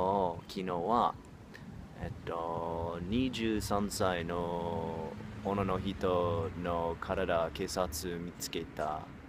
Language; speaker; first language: Japanese; non-native, learner; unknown